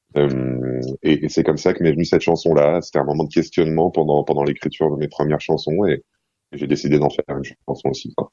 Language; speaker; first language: French; non-native, fluent; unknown